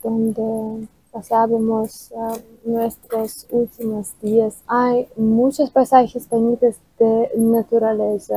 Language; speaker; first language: Spanish; non-native, learner; Russian